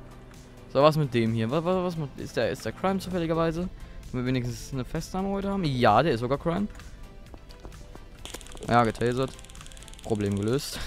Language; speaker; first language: German; native; German